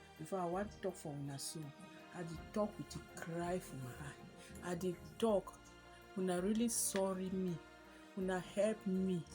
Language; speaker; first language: Nigerian Pidgin; native; Nigerian Pidgin